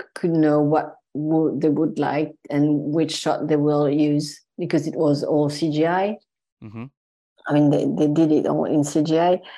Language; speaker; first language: English; non-native, fluent; French